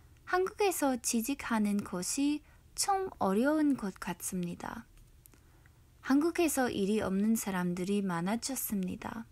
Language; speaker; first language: Korean; non-native, learner; English